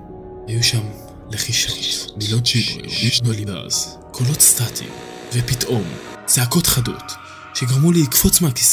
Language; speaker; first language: Hebrew; native; Hebrew